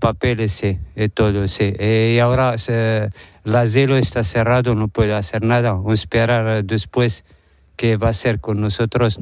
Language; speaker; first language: Spanish; non-native, learner; Arabic